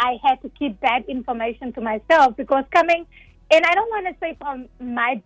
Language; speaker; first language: English; non-native, local second language; Dutch